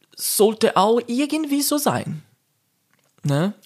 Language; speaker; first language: German; non-native, fluent; Portuguese